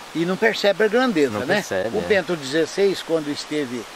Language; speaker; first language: Portuguese; native; Portuguese